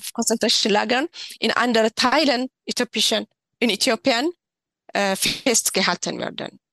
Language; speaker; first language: German; non-native, learner; Tigrinya